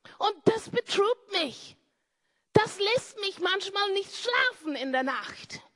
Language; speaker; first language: German; non-native, fluent; English